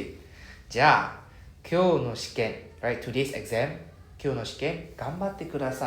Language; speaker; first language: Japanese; non-native, fluent; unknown